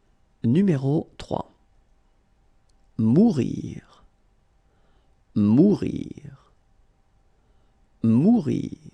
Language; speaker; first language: French; native; French